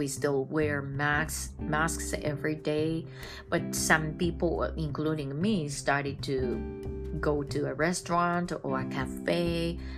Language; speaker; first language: English; non-native, fluent; Japanese